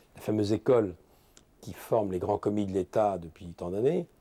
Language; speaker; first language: French; native; French